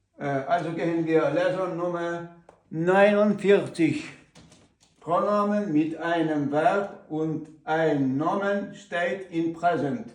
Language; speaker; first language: German; non-native, learner; Ukrainian